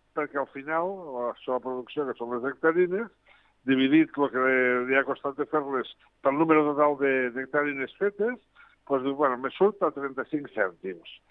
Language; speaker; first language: Catalan; native; Catalan